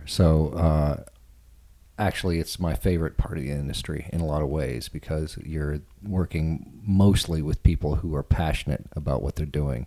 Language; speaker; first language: English; native; English